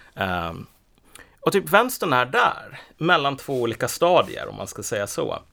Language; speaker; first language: Swedish; native; Swedish